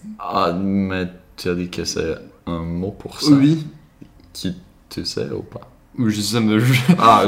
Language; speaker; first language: French; non-native, learner; Swedish